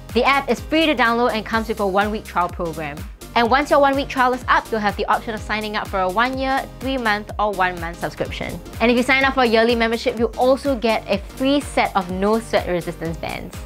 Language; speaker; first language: English; native; English